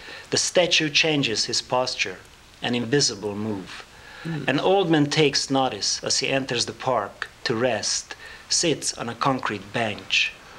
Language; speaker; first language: English; non-native, fluent; Hungarian